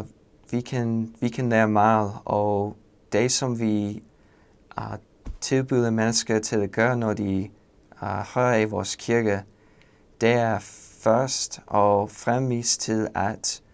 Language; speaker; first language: Danish; non-native, learner; English